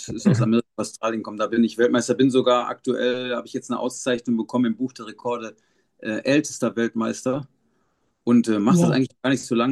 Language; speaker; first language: German; native; German